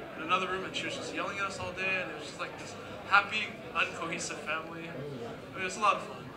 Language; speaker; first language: English; native; English